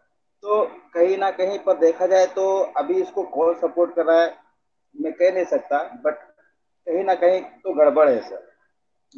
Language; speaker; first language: Hindi; native; Hindi